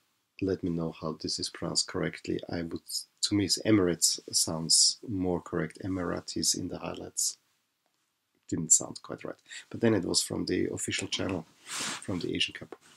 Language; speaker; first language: English; non-native, fluent; German